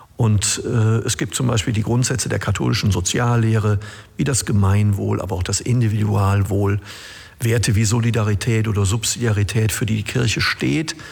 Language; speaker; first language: German; native; German